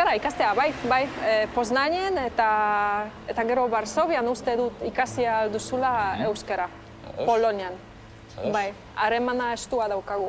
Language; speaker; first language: Basque; non-native, fluent; Polish